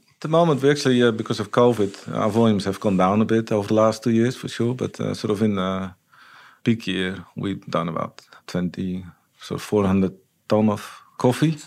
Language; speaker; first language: English; non-native, fluent; Dutch